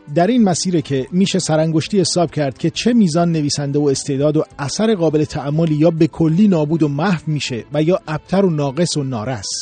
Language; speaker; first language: Persian; native; Persian